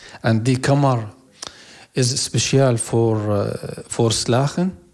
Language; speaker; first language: Dutch; non-native, learner; Arabic